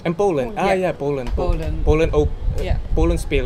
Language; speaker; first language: Dutch; non-native, learner; Indonesian